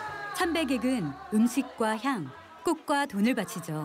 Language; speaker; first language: Korean; native; Korean